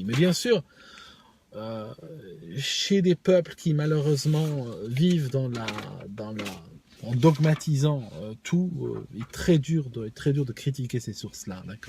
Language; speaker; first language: French; native; French